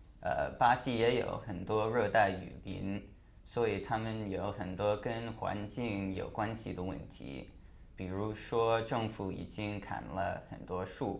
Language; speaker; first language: Chinese; non-native, learner; English